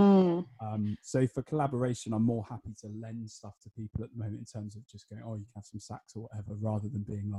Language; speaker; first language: English; native; English